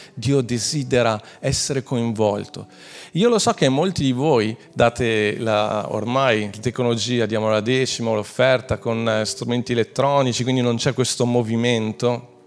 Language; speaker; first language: Italian; native; Italian